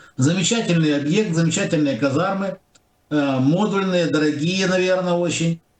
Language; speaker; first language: Russian; non-native, local second language; Ukrainian